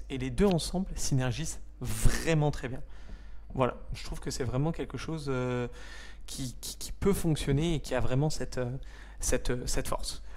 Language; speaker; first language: French; native; French